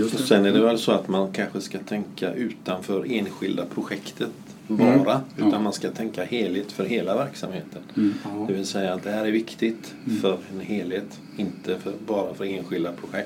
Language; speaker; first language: Swedish; native; Swedish